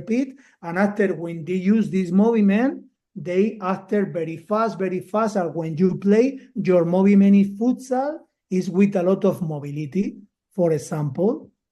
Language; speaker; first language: English; non-native, learner; Spanish